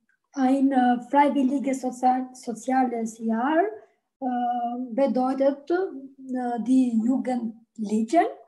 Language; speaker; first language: German; non-native, learner; Albanian